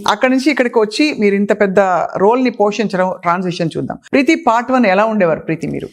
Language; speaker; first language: Telugu; native; Telugu